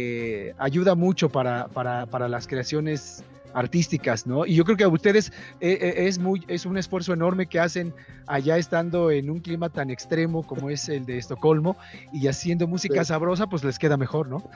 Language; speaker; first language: Spanish; native; Spanish